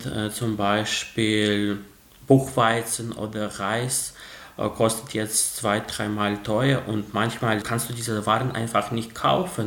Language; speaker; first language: German; non-native, fluent; Russian